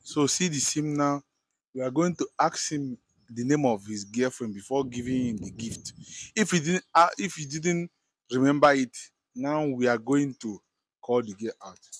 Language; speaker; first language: English; non-native, local second language; Igbo